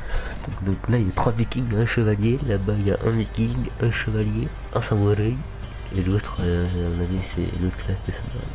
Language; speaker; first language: French; native; French